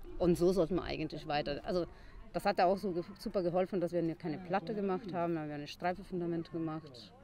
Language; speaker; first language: German; non-native, fluent; Italian